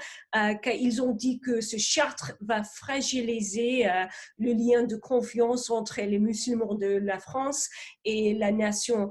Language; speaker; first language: French; non-native, fluent; English